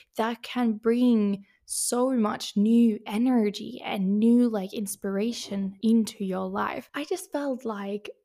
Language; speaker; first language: English; non-native, fluent; Finnish